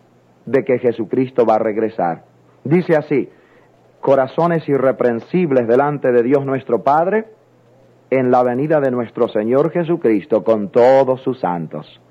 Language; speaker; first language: Spanish; native; Spanish